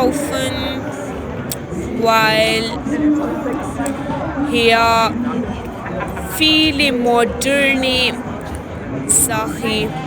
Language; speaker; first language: German; non-native, learner; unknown